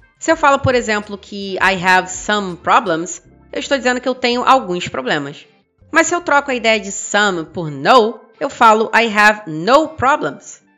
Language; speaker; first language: Portuguese; native; Portuguese